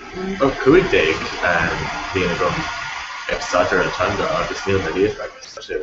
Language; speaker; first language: Irish; non-native, local second language; English